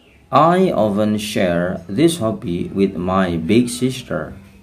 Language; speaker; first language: English; non-native, fluent; Indonesian